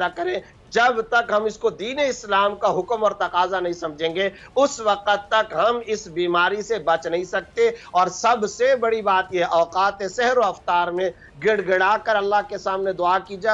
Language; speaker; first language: Urdu; native; Urdu